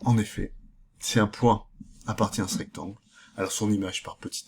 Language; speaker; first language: French; native; French